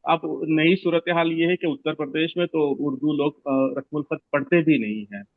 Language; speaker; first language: Hindi; non-native, local second language; Konkani